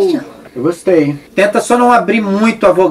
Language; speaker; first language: Portuguese; native; Portuguese